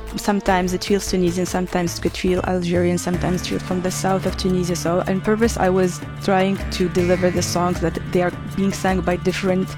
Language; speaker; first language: English; non-native, fluent; Arabic